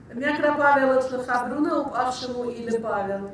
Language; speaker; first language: Russian; non-native, local second language; Assyrian Neo-Aramaic